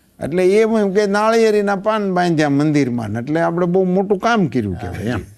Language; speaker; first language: Gujarati; native; Gujarati